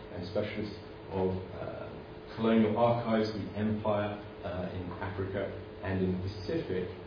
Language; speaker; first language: English; native; English